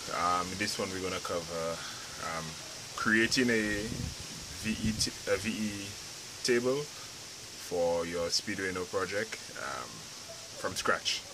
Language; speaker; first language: English; native; English